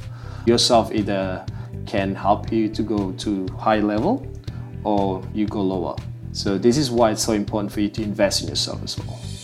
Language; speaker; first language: English; non-native, local second language; Malay